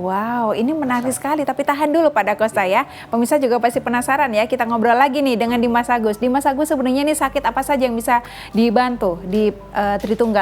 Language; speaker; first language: Indonesian; native; Indonesian